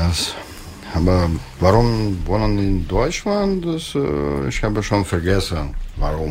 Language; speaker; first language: German; non-native, learner; Russian